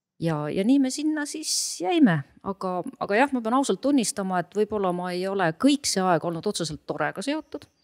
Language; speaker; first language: Estonian; native; Estonian